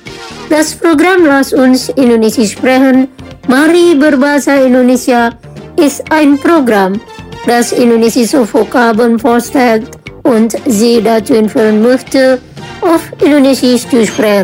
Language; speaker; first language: German; non-native, fluent; Indonesian